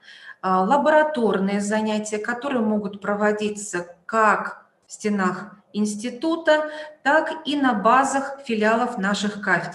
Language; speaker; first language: Russian; native; Russian